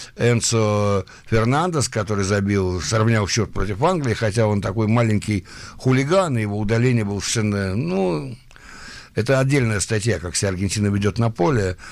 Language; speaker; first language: Russian; early bilingual, heritage; Russian